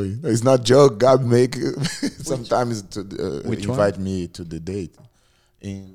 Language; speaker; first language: English; non-native, learner; Portuguese